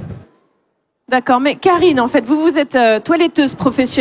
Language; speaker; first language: French; native; French